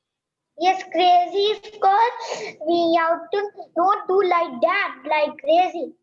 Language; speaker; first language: English; non-native, learner; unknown